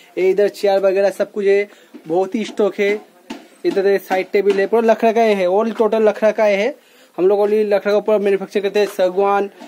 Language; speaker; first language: Hindi; non-native, local second language; Bangla